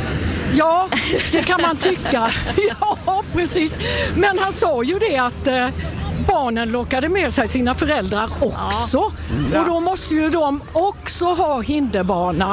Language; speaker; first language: Swedish; native; Swedish